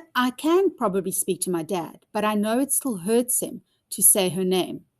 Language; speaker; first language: English; non-native, local second language; Afrikaans